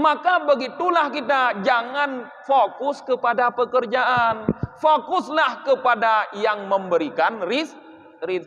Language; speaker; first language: Indonesian; non-native, local second language; Achinese